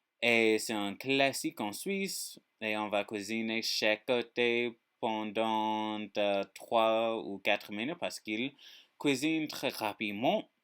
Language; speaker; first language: French; non-native, learner; English